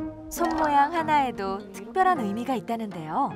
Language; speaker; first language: Korean; native; Korean